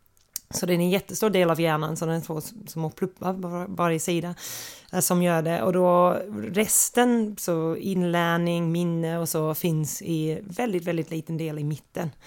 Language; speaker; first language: Swedish; non-native, fluent; English